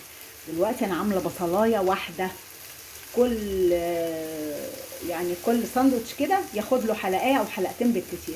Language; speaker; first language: Arabic; native; Arabic